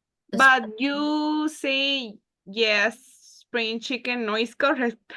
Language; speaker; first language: English; non-native, learner; Spanish